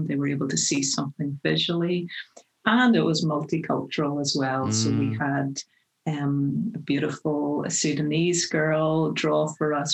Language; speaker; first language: English; native; English